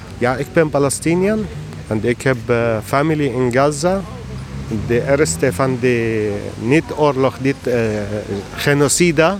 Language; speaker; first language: Dutch; non-native, learner; Arabic